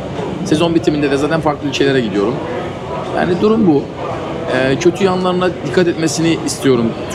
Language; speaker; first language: Turkish; native; Turkish